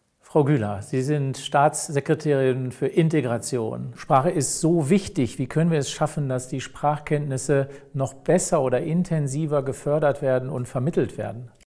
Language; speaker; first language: German; native; German